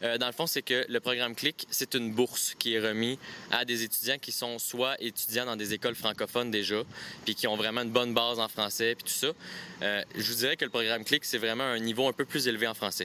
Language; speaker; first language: French; native; French